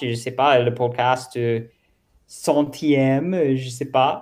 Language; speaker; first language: French; non-native, learner; German